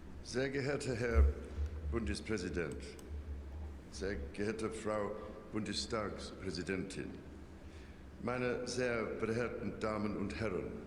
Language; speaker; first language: German; non-native, fluent; English